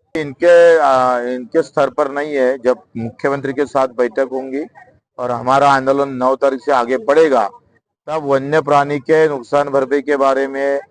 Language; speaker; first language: Hindi; non-native, local second language; Marathi